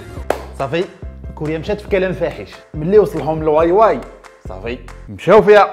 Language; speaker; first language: Arabic; native; Arabic